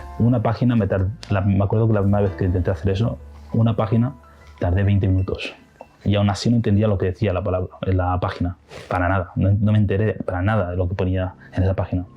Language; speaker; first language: Spanish; native; Spanish